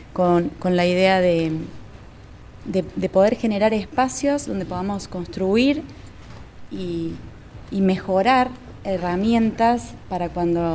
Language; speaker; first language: Spanish; native; Spanish